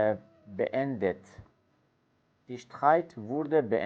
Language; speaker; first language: German; non-native, fluent; Persian